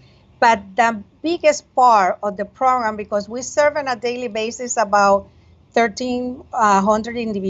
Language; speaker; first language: English; non-native, fluent; Spanish